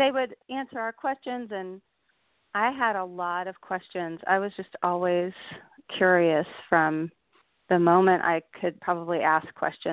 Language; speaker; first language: English; native; English